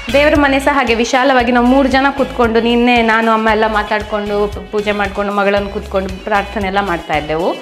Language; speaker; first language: Kannada; native; Kannada